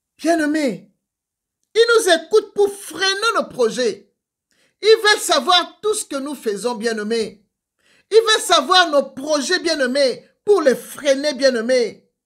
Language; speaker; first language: French; non-native, local second language; Lingala